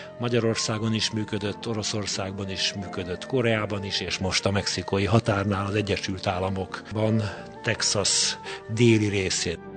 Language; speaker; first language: Hungarian; native; Hungarian